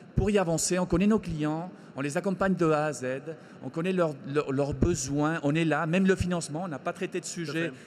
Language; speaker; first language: French; non-native, fluent; Spanish